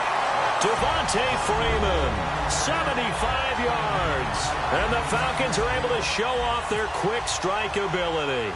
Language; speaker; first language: English; native; English